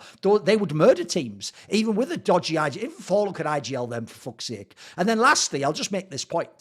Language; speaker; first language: English; native; English